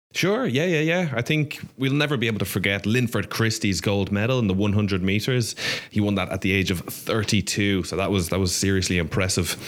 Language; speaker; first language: English; native; English